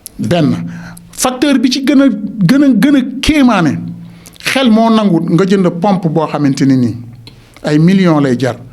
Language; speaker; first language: Wolof; native; Wolof